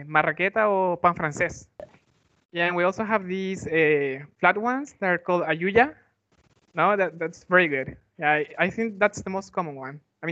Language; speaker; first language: English; non-native, fluent; Spanish